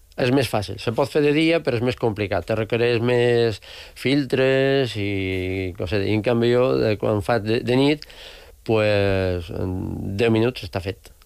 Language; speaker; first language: Catalan; non-native, local second language; Spanish